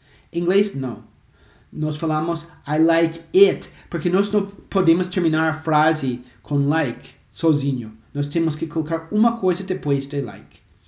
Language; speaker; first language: Portuguese; non-native, fluent; English